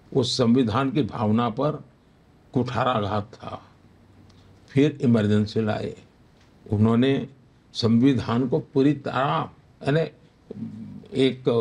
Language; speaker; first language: Hindi; non-native, local second language; Gujarati